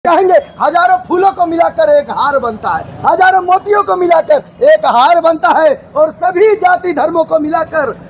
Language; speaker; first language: Hindi; non-native, local second language; Bhojpuri